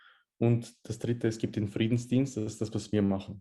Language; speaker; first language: German; early bilingual, other home language; Bosnian